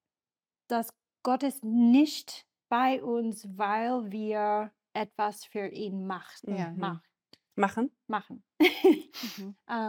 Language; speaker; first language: German; non-native, learner; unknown